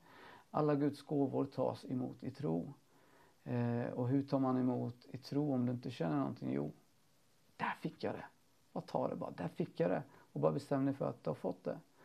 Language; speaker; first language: Swedish; native; Swedish